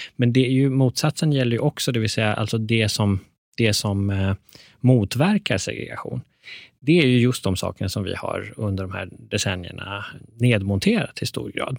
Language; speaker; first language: Swedish; early bilingual, other home language; Persian